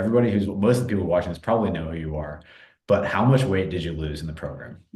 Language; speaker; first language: English; native; English